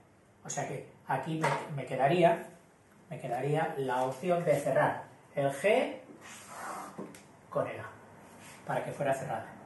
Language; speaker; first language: Spanish; native; Spanish